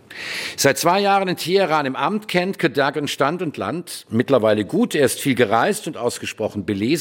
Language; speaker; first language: German; native; German